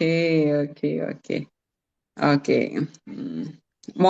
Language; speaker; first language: English; non-native, learner; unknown